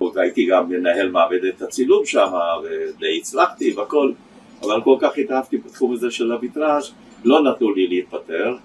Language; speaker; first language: Hebrew; early bilingual, other home language; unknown